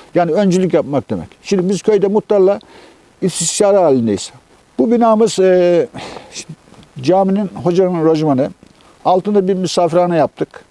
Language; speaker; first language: Turkish; native; Turkish